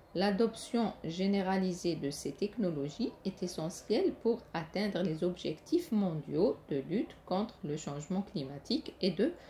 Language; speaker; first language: French; non-native, local second language; Arabic